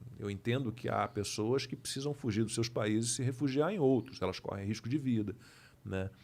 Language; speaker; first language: Portuguese; native; Portuguese